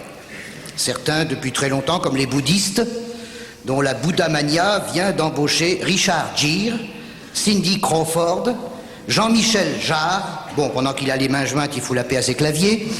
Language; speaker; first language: French; native; French